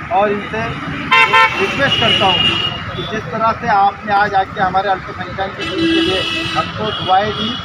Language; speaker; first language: Hindi; native; Hindi